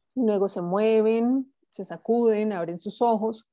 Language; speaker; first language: Spanish; native; Spanish